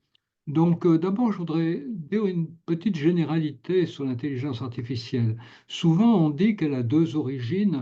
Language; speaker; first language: French; native; French